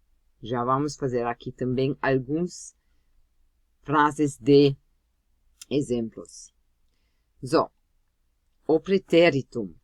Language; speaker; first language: Portuguese; non-native, fluent; German